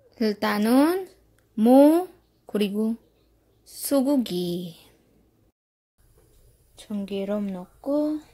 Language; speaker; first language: Korean; non-native, learner; Filipino